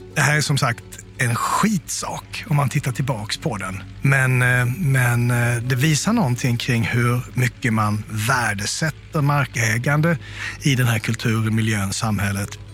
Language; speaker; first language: Swedish; native; Swedish